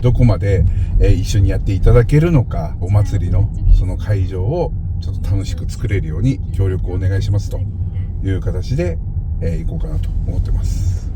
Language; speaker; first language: Japanese; native; Japanese